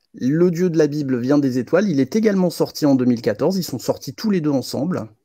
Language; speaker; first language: French; native; French